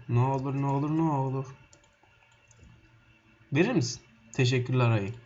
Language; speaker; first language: Turkish; native; Turkish